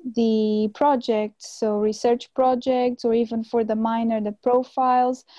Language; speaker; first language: English; non-native, fluent; Portuguese